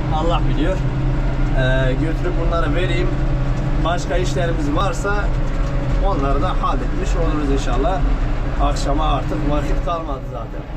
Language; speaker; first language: Turkish; native; Turkish